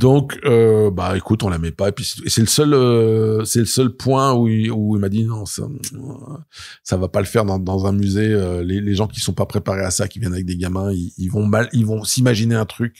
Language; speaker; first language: French; native; French